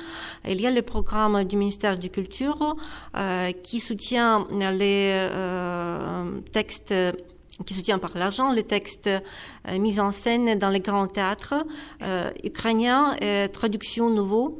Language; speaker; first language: French; non-native, fluent; Ukrainian